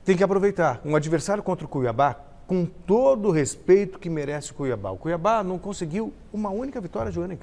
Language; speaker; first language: Portuguese; native; Portuguese